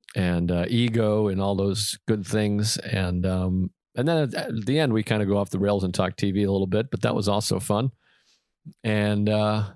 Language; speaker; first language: English; native; English